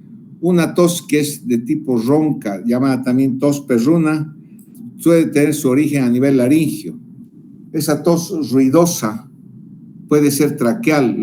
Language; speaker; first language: Spanish; native; Spanish